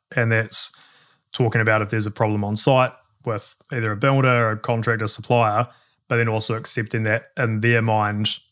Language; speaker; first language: English; native; English